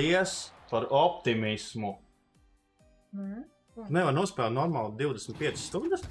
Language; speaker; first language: Latvian; native; Latvian